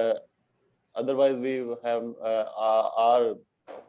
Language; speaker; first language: English; non-native, learner; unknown